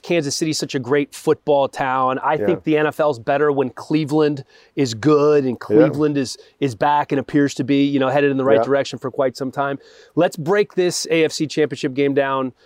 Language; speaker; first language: English; native; English